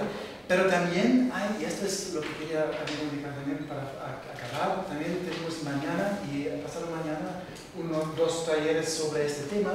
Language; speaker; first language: Spanish; non-native, fluent; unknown